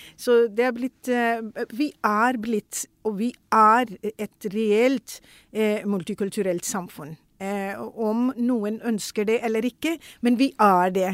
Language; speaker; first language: Norwegian; non-native, fluent; Urdu